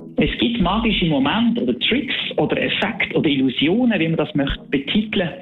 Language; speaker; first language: German; native; German